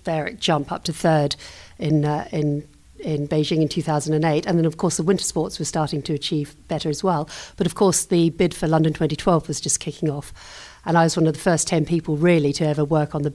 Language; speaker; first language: English; native; English